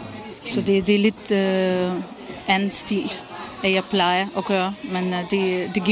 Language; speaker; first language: Danish; non-native, fluent; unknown